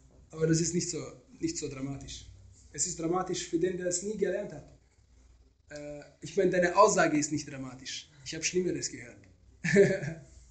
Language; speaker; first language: German; non-native, fluent; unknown